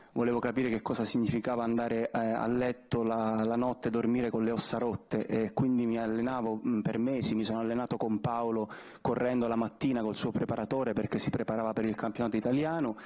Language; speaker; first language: Italian; native; Italian